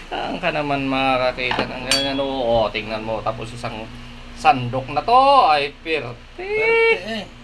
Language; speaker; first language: Filipino; non-native, local second language; Hiligaynon